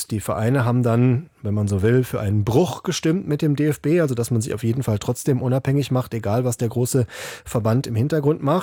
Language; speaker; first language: German; native; German